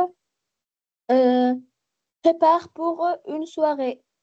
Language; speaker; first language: French; non-native, learner; Arabic